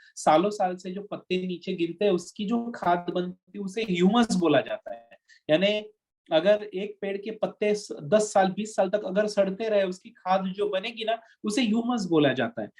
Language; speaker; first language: Hindi; non-native, local second language; Marathi